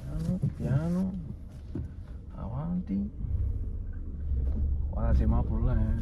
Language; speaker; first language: Italian; non-native, learner; Filipino